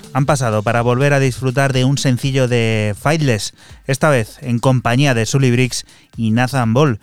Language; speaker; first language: Spanish; native; Spanish